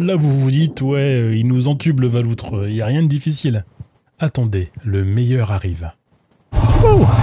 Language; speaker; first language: French; native; French